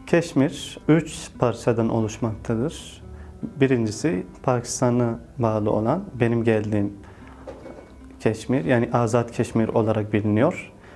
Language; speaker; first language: Turkish; non-native, fluent; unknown